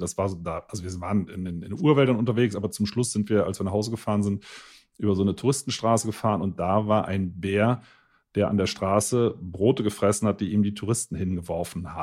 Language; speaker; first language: German; native; German